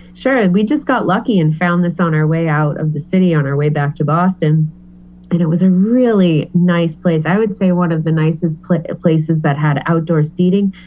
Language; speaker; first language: English; native; English